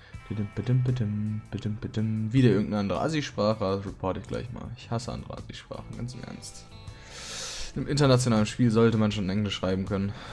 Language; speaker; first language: German; native; German